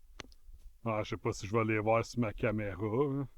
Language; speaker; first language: French; native; French